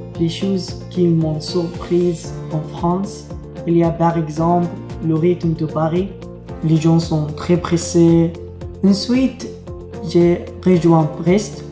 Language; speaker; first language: French; non-native, learner; Arabic